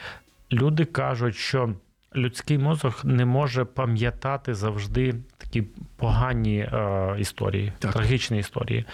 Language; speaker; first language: Ukrainian; non-native, local second language; Russian